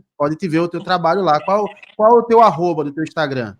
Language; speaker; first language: Portuguese; native; Portuguese